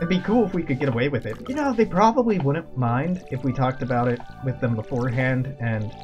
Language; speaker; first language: English; native; English